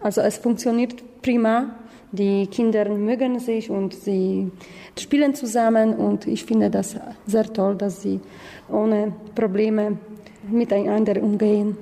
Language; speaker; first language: German; non-native, fluent; Polish